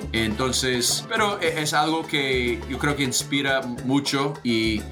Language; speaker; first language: Spanish; non-native, fluent; English